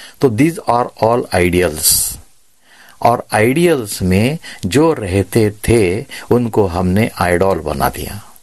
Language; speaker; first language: Hindi; non-native, local second language; Marathi